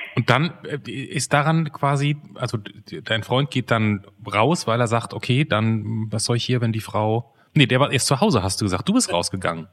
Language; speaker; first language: German; native; German